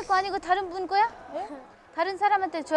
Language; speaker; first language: Korean; native; Korean